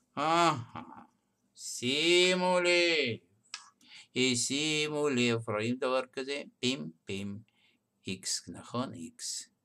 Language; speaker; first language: Hebrew; non-native, fluent; Russian